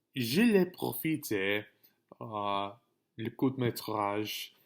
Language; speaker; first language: French; non-native, learner; English